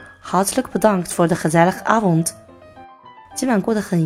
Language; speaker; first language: Dutch; non-native, learner; Chinese